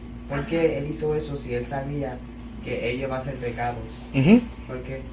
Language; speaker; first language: Spanish; early bilingual, heritage; Spanish